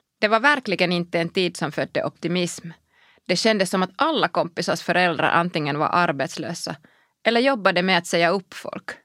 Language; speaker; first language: Swedish; non-native, local second language; Finnish